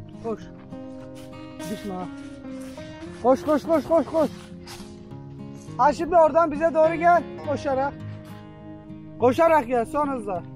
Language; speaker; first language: Turkish; native; Turkish